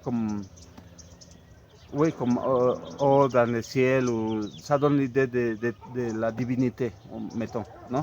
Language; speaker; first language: French; non-native, fluent; Spanish